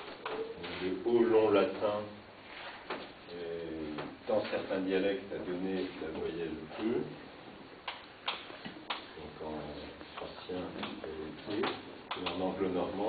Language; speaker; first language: French; native; French